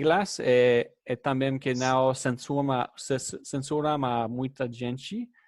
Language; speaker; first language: Portuguese; non-native, learner; English